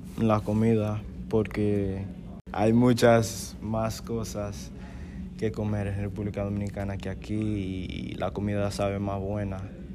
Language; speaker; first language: Spanish; native; Spanish